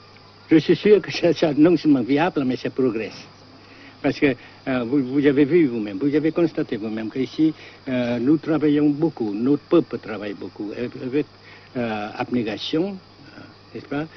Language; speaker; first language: French; non-native, local second language; Vietnamese